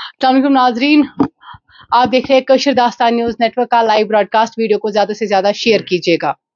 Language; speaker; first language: Hindi; non-native, local second language; Kashmiri